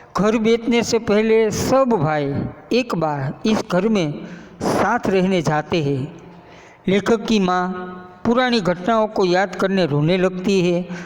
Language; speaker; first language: Hindi; non-native, local second language; Gujarati